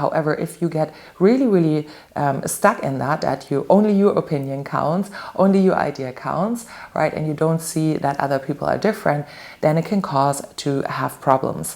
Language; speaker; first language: English; non-native, fluent; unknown